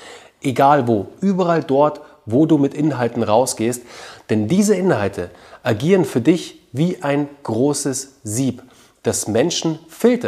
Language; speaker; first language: German; native; German